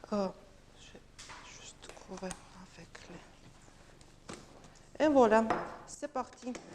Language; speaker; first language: French; non-native, learner; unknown